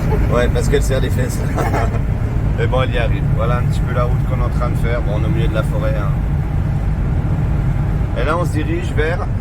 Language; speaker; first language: French; native; French